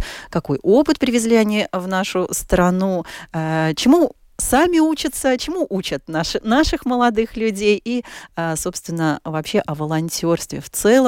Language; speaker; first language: Russian; native; Russian